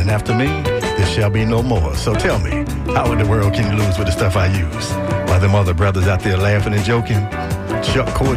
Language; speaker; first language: English; native; English